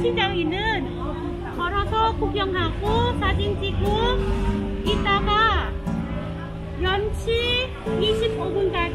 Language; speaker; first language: Korean; non-native, learner; Thai